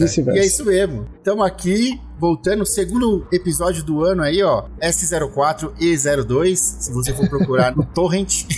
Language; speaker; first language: Portuguese; native; Portuguese